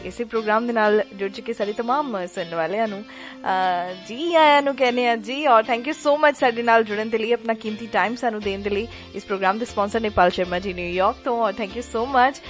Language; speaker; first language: Hindi; non-native, local second language; Punjabi